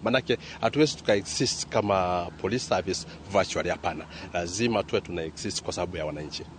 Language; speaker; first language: Swahili; non-native, local second language; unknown